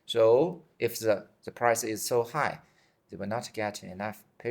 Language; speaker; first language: English; non-native, fluent; Chinese